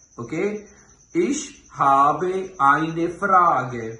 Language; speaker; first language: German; non-native, fluent; Urdu